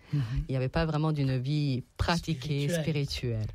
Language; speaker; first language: French; non-native, fluent; Serbian